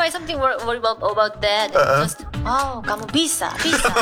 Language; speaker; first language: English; non-native, learner; Korean